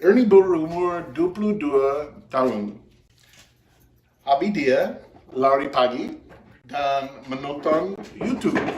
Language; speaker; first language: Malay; non-native, learner; English